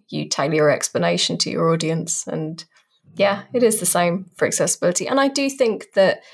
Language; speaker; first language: English; native; English